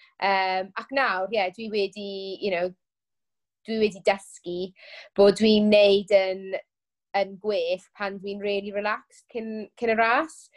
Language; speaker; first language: Welsh; non-native, local second language; English